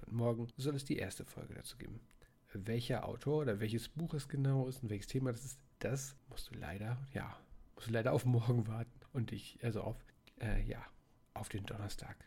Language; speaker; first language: German; native; German